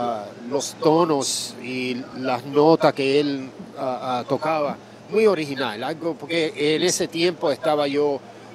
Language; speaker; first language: Spanish; early bilingual, heritage; Spanish